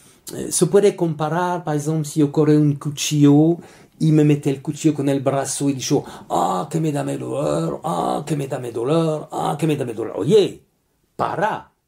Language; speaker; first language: Spanish; non-native, learner; French